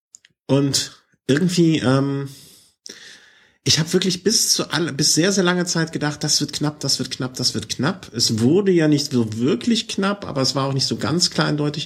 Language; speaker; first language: German; native; German